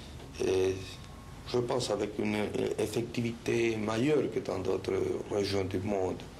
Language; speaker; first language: French; non-native, learner; Spanish